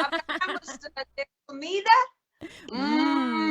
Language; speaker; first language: Spanish; non-native, learner; Russian